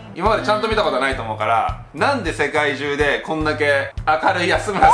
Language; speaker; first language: Japanese; native; Japanese